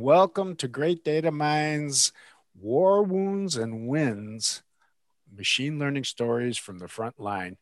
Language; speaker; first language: English; native; English